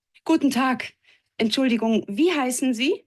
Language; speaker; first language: German; non-native, learner; Bangla